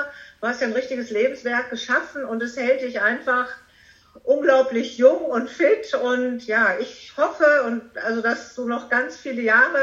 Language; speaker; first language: German; native; German